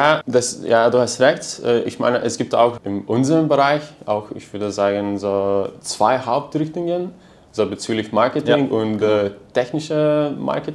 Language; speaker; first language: German; non-native, learner; Lithuanian